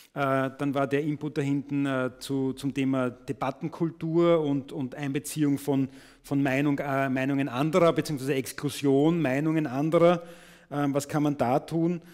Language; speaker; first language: German; native; German